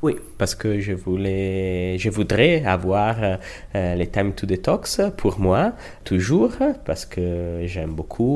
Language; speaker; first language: French; non-native, learner; Italian